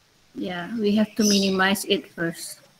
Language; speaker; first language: English; non-native, learner; Indonesian